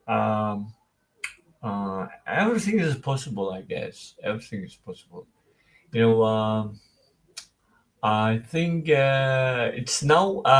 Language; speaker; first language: English; non-native, fluent; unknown